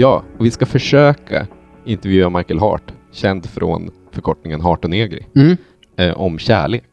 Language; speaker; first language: Swedish; native; Swedish